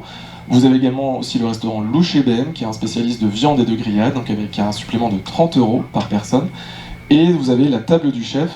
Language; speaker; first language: French; native; French